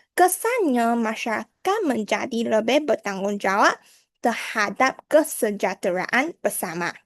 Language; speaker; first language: Malay; non-native, local second language; Chinese